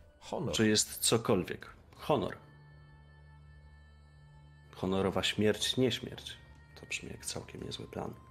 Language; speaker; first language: Polish; native; Polish